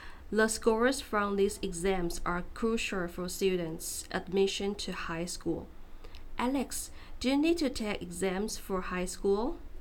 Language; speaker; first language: English; non-native, fluent; Chinese